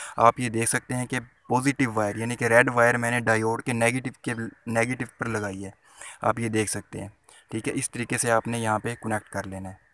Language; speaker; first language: Urdu; non-native, local second language; Punjabi